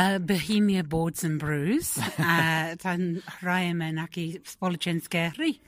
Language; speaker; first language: Czech; non-native, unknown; English